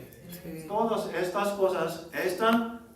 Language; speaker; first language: Spanish; non-native, learner; Korean